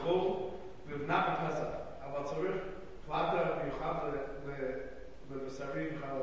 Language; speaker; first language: Hebrew; non-native, learner; English